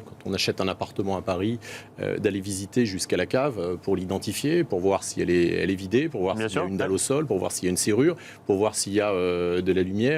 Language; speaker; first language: French; native; French